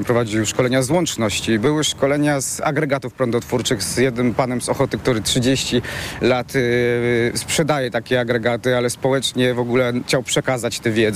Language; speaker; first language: Polish; native; Polish